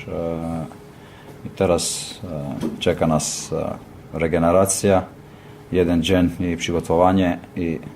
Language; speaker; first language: Polish; non-native, learner; Slovenian